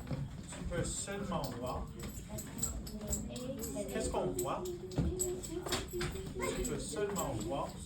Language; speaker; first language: French; non-native, local second language; English